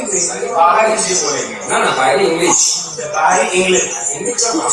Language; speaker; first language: Hindi; non-native, local second language; Bangla